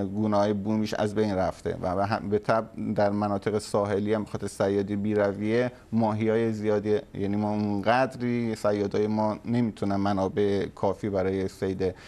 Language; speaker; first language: Persian; native; Persian